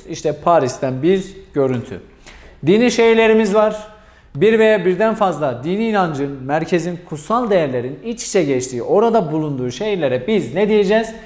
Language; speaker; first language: Turkish; native; Turkish